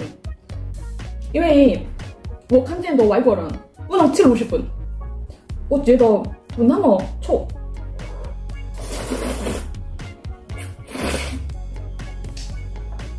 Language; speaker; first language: Chinese; non-native, learner; Korean